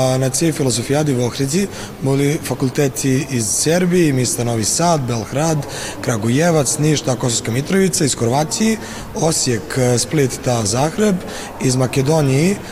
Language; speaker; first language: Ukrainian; non-native, fluent; Serbian